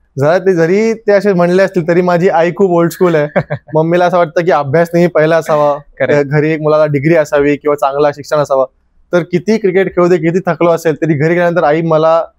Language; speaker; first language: Marathi; native; Marathi